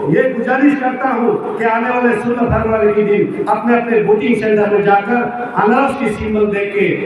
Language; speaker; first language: Hindi; non-native, local second language; Bangla